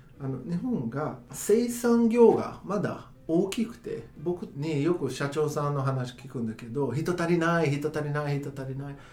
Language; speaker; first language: Japanese; non-native, fluent; Portuguese